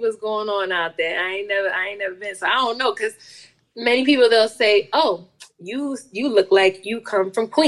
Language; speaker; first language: English; native; English